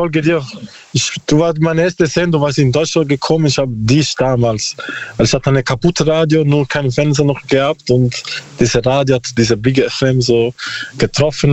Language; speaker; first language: German; non-native, learner; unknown